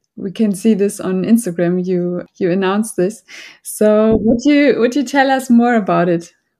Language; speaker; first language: English; non-native, fluent; German